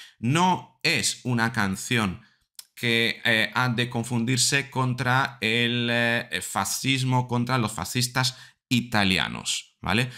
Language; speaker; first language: Spanish; non-native, fluent; Italian